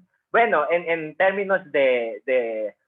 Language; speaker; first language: Spanish; non-native, fluent; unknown